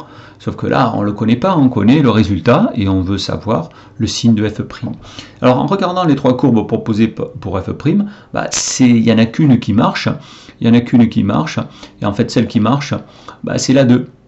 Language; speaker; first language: French; native; French